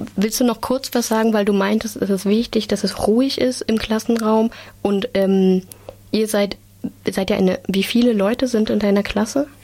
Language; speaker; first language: German; native; German